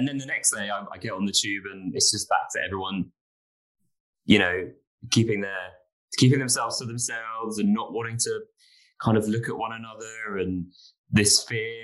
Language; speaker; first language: English; native; English